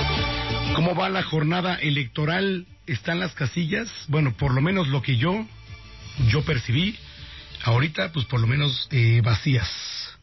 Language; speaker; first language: Spanish; native; Spanish